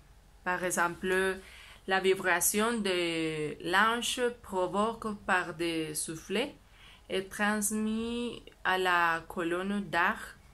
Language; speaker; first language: French; non-native, learner; Spanish